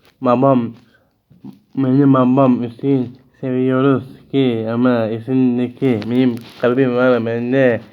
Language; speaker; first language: Turkish; early bilingual, heritage; Turkish